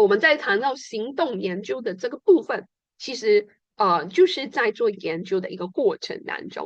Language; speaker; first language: Chinese; native; Chinese